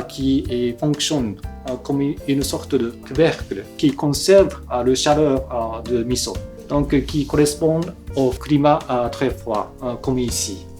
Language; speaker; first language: French; non-native, fluent; Japanese